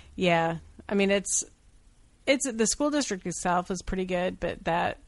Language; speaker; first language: English; native; English